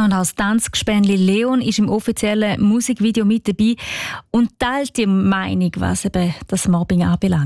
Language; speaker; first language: German; native; German